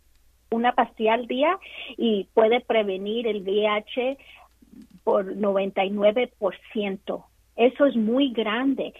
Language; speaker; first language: Spanish; early bilingual, other home language; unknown